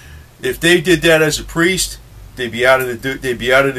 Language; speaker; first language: English; native; English